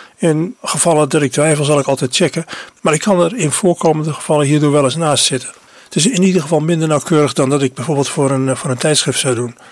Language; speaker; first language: Dutch; native; Dutch